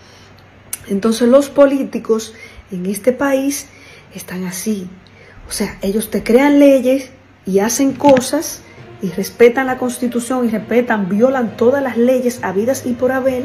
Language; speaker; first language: Spanish; native; Spanish